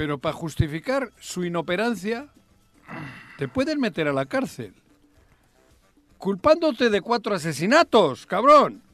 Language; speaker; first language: Spanish; native; Spanish